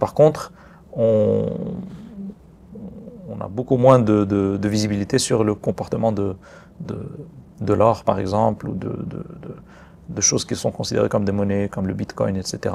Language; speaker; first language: French; non-native, local second language; Arabic